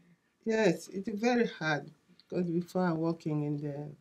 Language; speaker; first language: English; non-native, learner; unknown